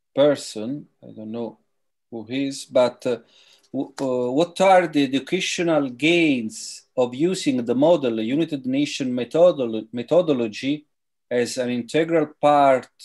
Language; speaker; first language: English; non-native, fluent; Italian